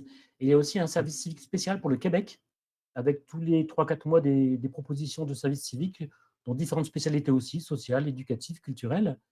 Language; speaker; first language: French; native; French